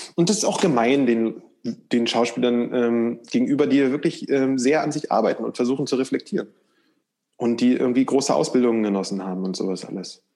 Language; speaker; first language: German; native; German